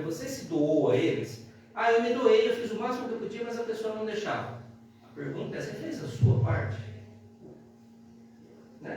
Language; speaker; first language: Portuguese; native; Portuguese